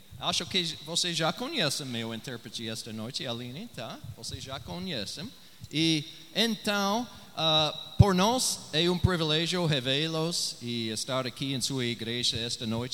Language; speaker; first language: Portuguese; non-native, learner; English